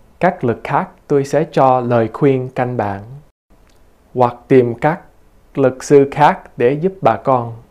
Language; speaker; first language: Vietnamese; early bilingual, heritage; Vietnamese